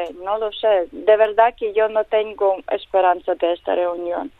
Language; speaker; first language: Spanish; non-native, learner; Ukrainian